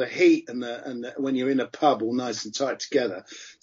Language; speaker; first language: English; native; English